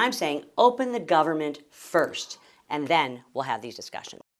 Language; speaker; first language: English; native; English